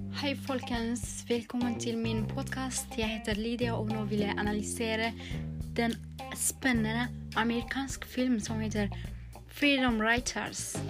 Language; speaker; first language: Swedish; non-native, learner; Norwegian